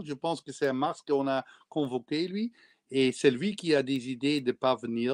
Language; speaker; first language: French; non-native, learner; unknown